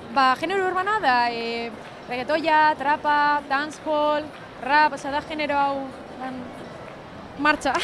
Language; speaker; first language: Basque; non-native, local second language; Spanish